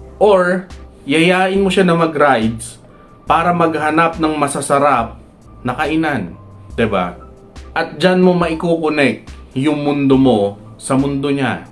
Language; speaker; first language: Filipino; native; Filipino